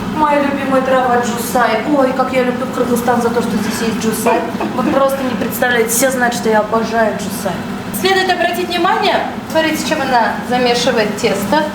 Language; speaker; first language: Russian; native; Russian